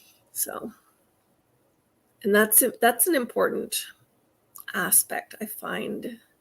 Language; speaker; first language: English; native; English